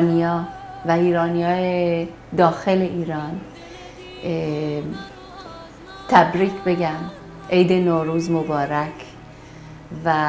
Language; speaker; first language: Persian; early bilingual, heritage; Persian